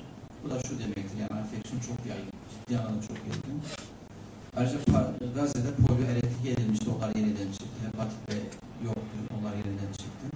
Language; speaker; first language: Turkish; native; Turkish